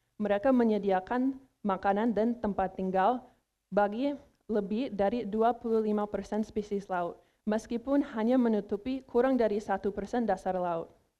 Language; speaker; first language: Indonesian; non-native, fluent; English